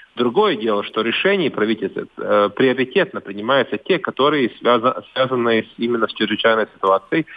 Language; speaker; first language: Russian; non-native, local second language; Latvian